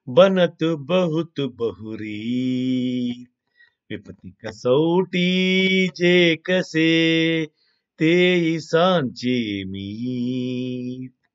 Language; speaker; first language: Hindi; non-native, local second language; Telugu